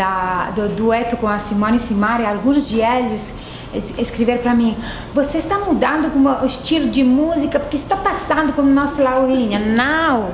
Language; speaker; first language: Portuguese; non-native, fluent; Italian